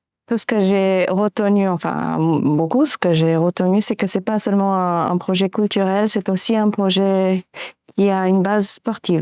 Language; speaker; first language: French; non-native, fluent; Romanian